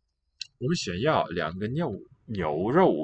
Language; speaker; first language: Chinese; non-native, learner; English